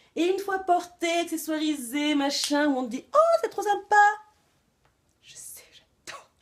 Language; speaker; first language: French; native; French